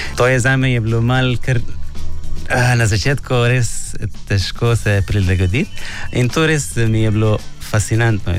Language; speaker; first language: Slovenian; non-native, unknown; Arabic